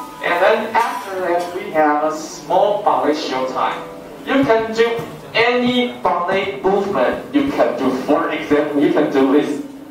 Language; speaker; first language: English; non-native, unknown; Chinese